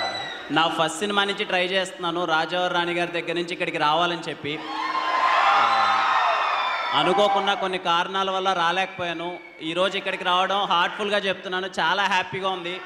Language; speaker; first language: Telugu; native; Telugu